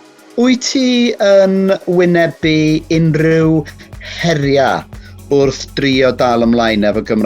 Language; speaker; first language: Welsh; native; Welsh